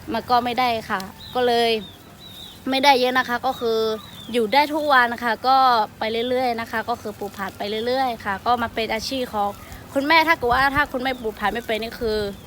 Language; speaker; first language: Thai; non-native, local second language; Lahu